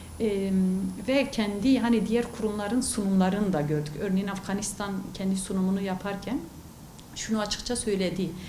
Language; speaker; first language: Turkish; non-native, local second language; Kurdish